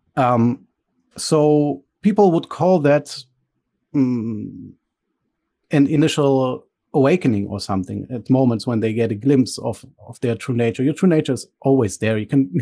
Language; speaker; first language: English; early bilingual, other home language; Bulgarian